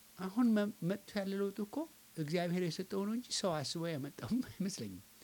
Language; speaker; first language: Amharic; non-native, local second language; Tigrinya